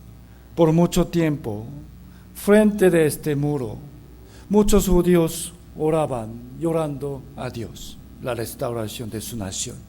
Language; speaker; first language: Spanish; non-native, fluent; Korean